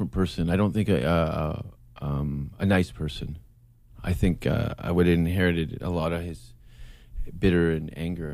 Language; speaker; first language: English; native; English